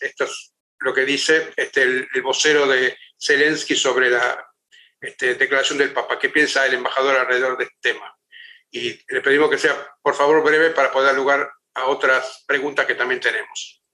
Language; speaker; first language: Spanish; native; Spanish